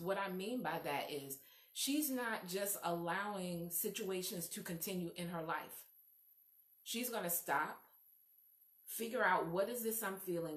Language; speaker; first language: English; native; English